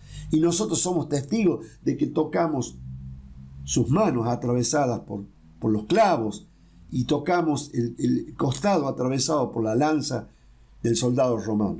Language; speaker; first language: Spanish; native; Spanish